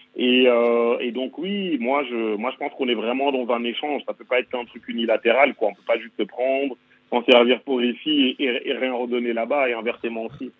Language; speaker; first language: French; native; French